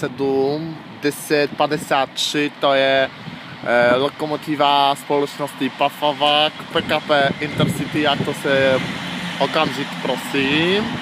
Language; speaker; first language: Czech; non-native, learner; Polish